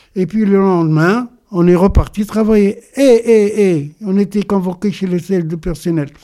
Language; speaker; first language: French; non-native, local second language; Arabic